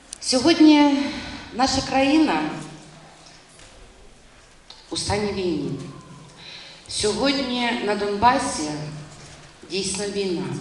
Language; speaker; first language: Ukrainian; non-native, local second language; Russian